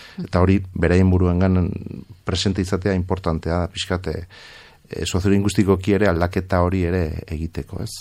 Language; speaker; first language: Basque; non-native, local second language; Spanish